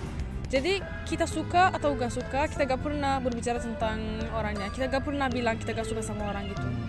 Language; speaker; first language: Indonesian; non-native, fluent; Turkish